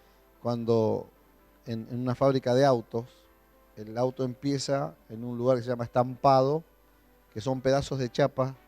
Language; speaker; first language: Spanish; native; Spanish